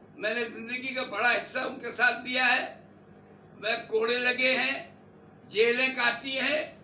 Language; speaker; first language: Urdu; native; Urdu